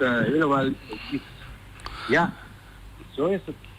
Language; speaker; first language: Dutch; non-native, local second language; Papiamento